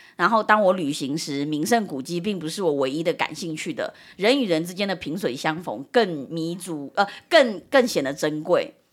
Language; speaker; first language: Chinese; early bilingual, heritage; Chinese